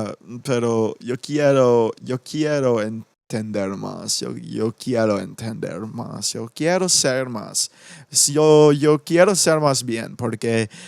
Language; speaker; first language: Spanish; non-native, learner; English